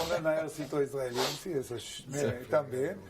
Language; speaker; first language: Portuguese; non-native, learner; Hebrew